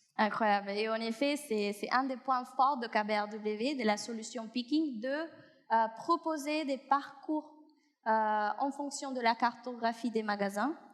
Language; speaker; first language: French; non-native, fluent; Spanish